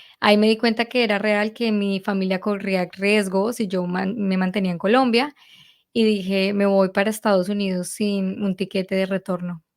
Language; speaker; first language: Spanish; native; Spanish